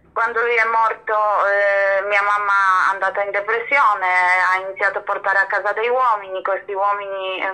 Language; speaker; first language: Italian; non-native, fluent; Polish